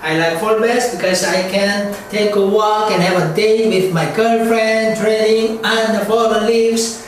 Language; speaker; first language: English; non-native, learner; Korean